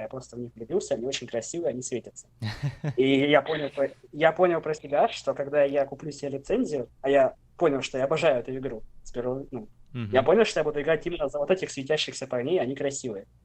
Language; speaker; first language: Russian; native; Russian